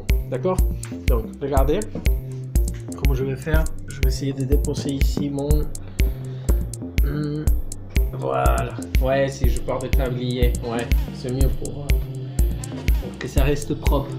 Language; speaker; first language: French; non-native, fluent; Spanish